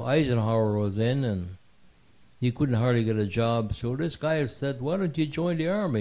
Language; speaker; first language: English; early bilingual, other home language; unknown